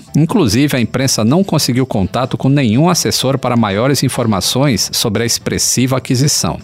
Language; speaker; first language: Portuguese; native; Portuguese